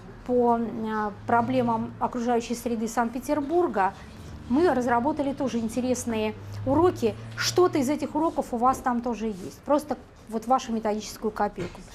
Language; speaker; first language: Russian; native; Russian